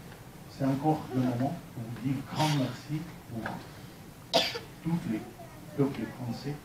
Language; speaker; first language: French; non-native, learner; Ukrainian